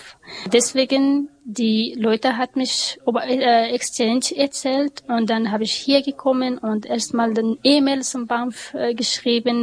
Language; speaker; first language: German; non-native, learner; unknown